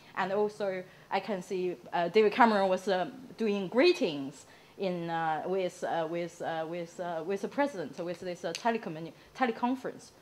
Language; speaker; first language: English; non-native, fluent; Chinese